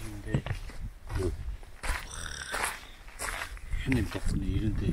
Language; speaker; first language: Korean; non-native, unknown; Mongolian